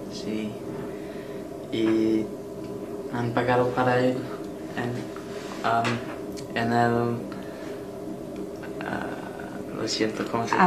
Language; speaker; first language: Spanish; non-native, learner; English